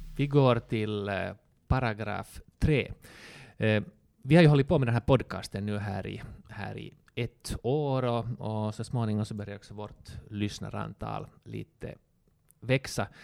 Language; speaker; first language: Swedish; non-native, local second language; Finnish